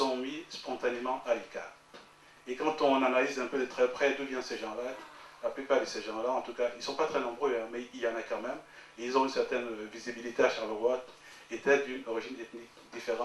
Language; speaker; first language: French; native; French